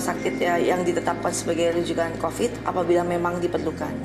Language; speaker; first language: Indonesian; native; Indonesian